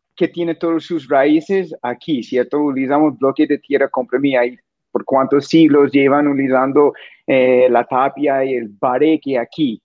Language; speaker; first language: Spanish; non-native, fluent; English